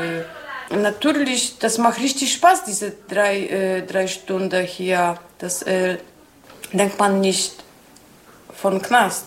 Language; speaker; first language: German; non-native, learner; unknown